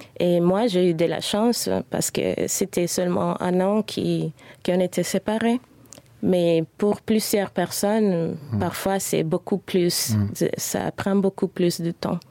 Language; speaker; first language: French; non-native, fluent; Spanish